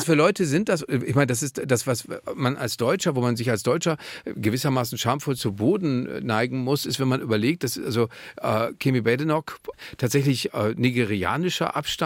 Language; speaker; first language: German; native; German